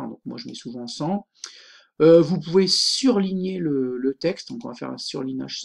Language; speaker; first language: French; native; French